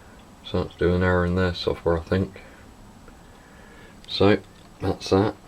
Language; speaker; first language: English; native; English